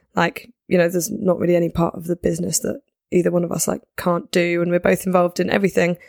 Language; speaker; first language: English; native; English